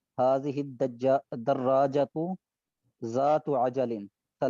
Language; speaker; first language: Arabic; non-native, learner; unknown